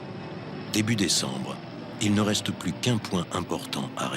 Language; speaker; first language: French; native; French